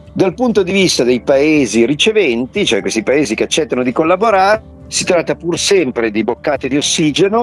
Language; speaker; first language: Italian; native; Italian